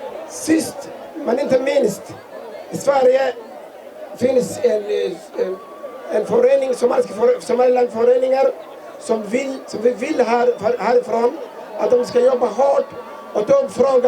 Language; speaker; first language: Swedish; non-native, fluent; Somali